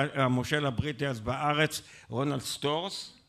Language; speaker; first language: Hebrew; native; Hebrew